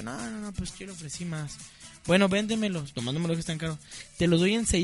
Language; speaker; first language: Spanish; native; Spanish